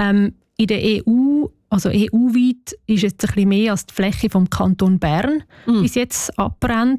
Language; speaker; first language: German; native; German